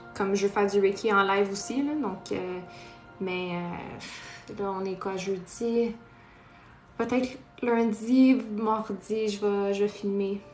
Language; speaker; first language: French; non-native, local second language; Portuguese